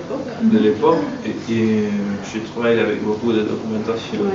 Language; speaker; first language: French; non-native, fluent; Spanish